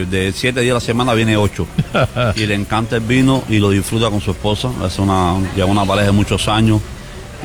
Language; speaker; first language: Spanish; native; Spanish